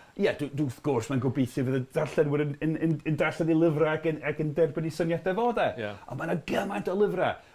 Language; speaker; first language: Welsh; non-native, fluent; English